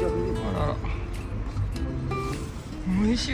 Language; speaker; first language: Japanese; native; Japanese